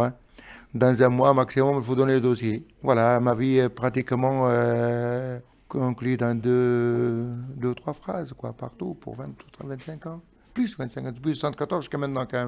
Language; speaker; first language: French; non-native, local second language; Arabic